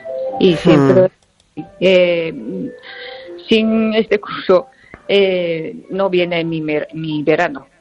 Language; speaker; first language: Spanish; non-native, learner; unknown